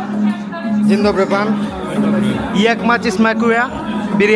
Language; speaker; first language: Polish; non-native, learner; Bangla